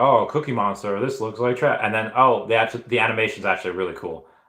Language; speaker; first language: English; native; English